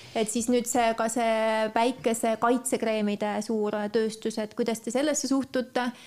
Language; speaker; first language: Estonian; native; Estonian